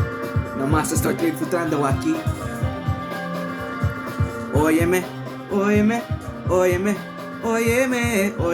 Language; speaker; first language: Spanish; early bilingual, heritage; English